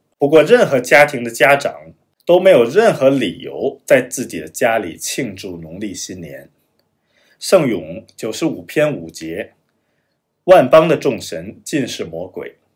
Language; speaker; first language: Chinese; non-native, fluent; German